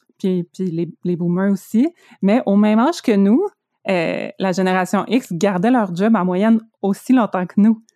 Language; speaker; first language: French; native; French